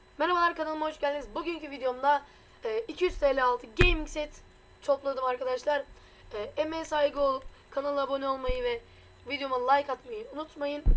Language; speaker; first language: Turkish; native; Turkish